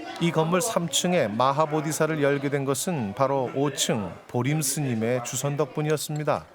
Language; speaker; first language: Korean; native; Korean